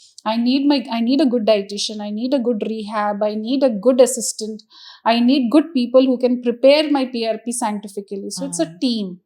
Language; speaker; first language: English; non-native, local second language; Hindi